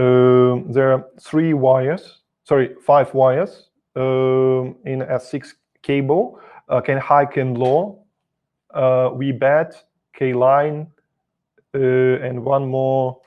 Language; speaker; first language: English; non-native, fluent; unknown